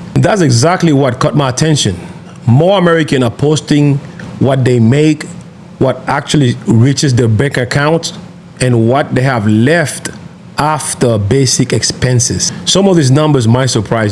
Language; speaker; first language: English; native; English